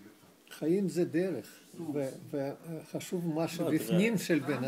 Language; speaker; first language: Hebrew; non-native, learner; Russian